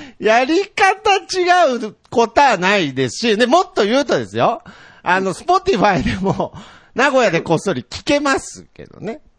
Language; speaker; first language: Japanese; native; Japanese